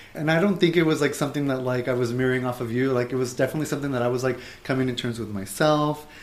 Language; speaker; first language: English; native; English